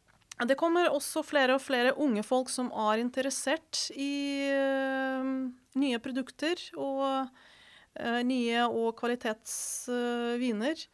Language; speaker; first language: Norwegian; non-native, fluent; Ukrainian